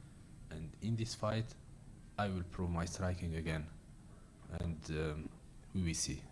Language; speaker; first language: English; non-native, learner; Arabic